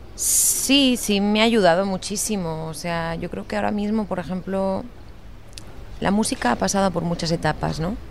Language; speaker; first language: Spanish; native; Spanish